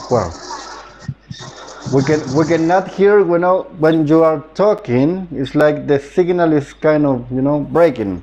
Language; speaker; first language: English; non-native, fluent; Spanish